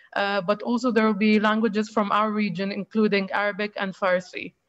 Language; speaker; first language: English; non-native, fluent; Arabic